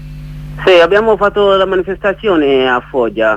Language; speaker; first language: Italian; non-native, learner; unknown